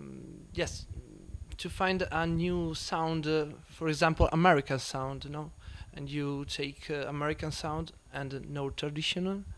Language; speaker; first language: English; non-native, learner; Italian